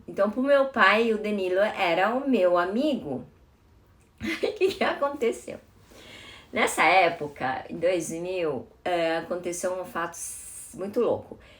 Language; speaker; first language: Portuguese; early bilingual, other home language; Chinese